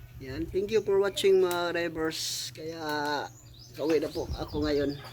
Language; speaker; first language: Filipino; non-native, local second language; Cebuano